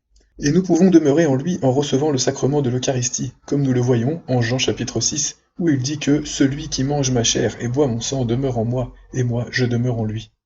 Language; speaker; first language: French; native; French